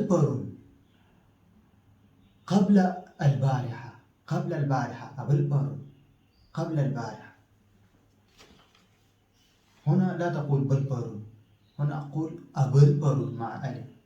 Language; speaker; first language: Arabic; non-native, fluent; Pashto